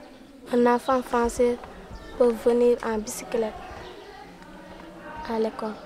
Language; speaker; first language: French; non-native, local second language; Fula